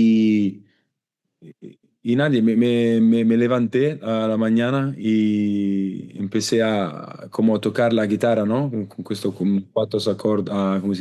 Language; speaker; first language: Spanish; non-native, learner; Italian